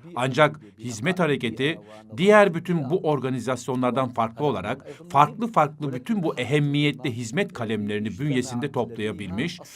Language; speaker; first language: Turkish; non-native, fluent; Arabic